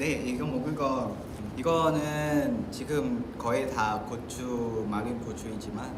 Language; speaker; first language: Korean; non-native, fluent; Vietnamese